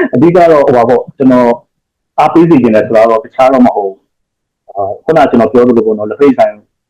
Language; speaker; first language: Burmese; native; Burmese